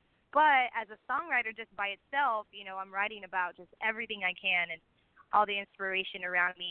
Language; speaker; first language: English; native; English